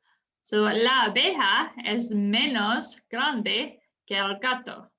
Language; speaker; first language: Spanish; non-native, fluent; English